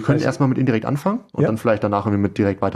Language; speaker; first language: German; native; German